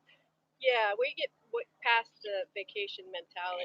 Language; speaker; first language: English; native; English